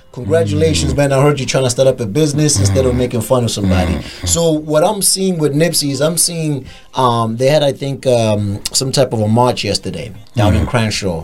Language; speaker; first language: English; non-native, local second language; Zulu